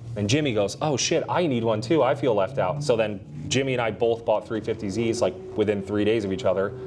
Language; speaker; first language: English; native; English